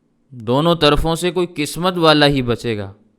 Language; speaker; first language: Urdu; native; Urdu